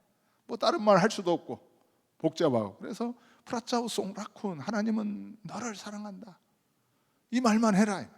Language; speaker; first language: Korean; native; Korean